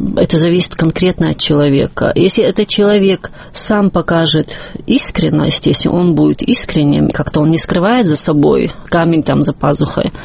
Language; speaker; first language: Russian; non-native, local second language; Chechen